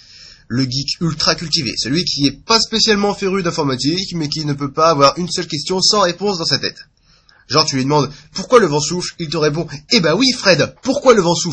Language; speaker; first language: French; native; French